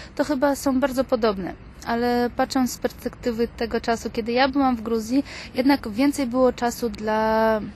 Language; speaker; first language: Polish; non-native, fluent; Georgian